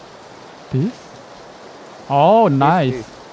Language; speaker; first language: English; non-native, learner; Korean